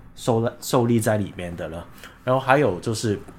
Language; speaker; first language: Chinese; non-native, local second language; Cantonese